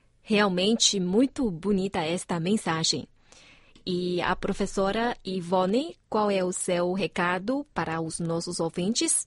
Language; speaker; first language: Portuguese; non-native, fluent; Chinese